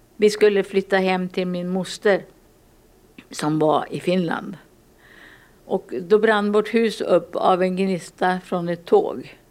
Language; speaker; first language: Swedish; early bilingual, other home language; Finnish